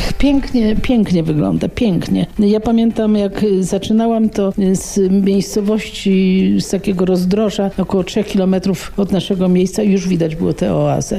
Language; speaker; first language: Polish; native; Polish